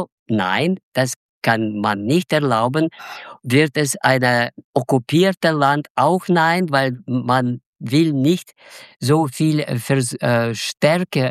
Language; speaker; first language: German; non-native, learner; Russian